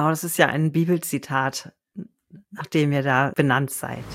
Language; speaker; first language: German; native; German